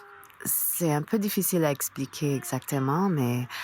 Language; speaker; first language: French; non-native, fluent; English